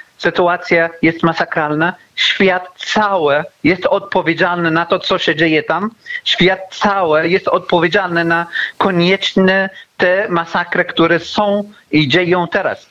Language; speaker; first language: Polish; non-native, learner; Arabic